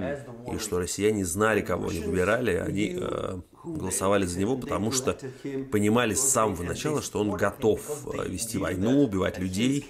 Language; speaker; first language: Russian; native; Russian